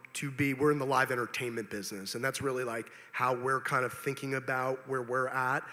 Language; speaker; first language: English; native; English